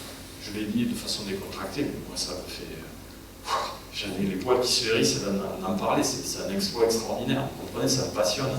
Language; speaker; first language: French; native; French